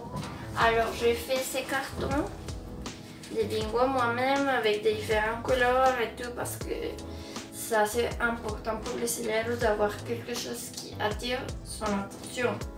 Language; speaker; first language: French; non-native, fluent; Spanish